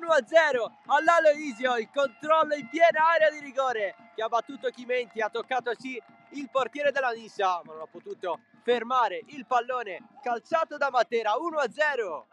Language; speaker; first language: Italian; native; Italian